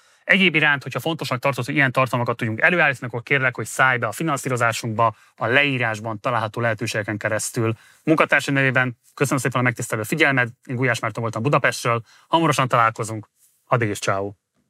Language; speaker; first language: Hungarian; native; Hungarian